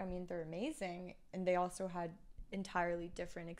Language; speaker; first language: English; non-native, fluent; Chinese